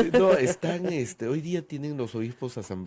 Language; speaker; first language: Spanish; native; Spanish